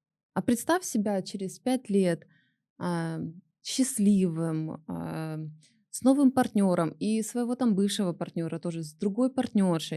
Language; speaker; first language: Russian; native; Russian